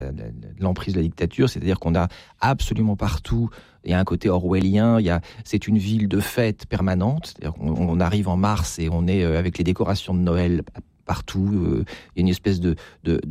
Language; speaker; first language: French; native; French